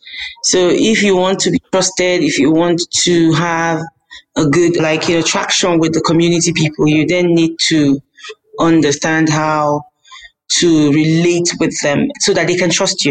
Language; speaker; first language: English; non-native, local second language; Hausa